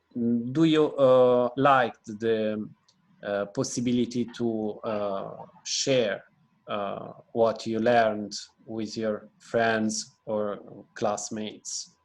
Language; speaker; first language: English; non-native, fluent; Italian